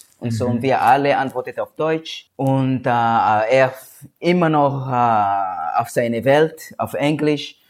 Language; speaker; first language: German; non-native, learner; Swahili